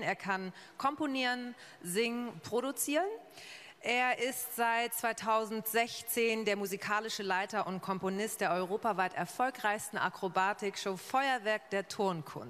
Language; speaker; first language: German; native; German